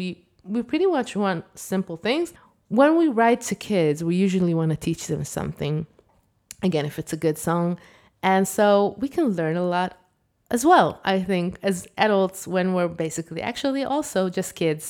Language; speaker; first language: English; non-native, fluent; Hebrew